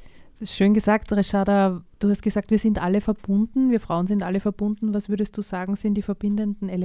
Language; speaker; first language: German; native; German